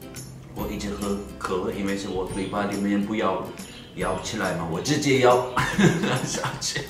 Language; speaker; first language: Chinese; non-native, fluent; Turkish